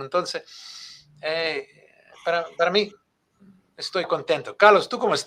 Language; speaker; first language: Spanish; non-native, fluent; Italian